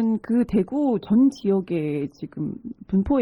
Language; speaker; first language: Korean; native; Korean